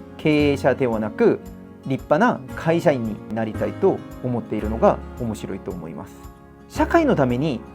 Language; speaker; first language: Japanese; non-native, fluent; Korean